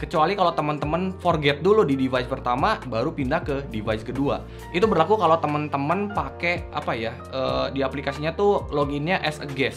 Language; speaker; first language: Indonesian; native; Indonesian